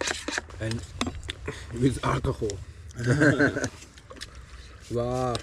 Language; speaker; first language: English; non-native, learner; Japanese